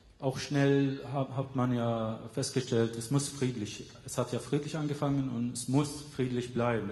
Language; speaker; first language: German; non-native, fluent; Arabic